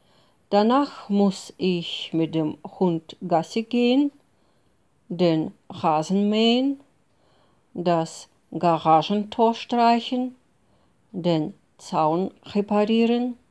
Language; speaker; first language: German; non-native, fluent; Russian